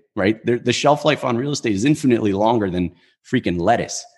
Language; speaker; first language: English; native; English